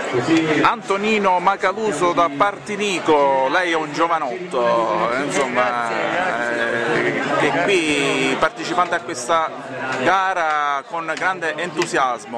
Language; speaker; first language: Italian; native; Italian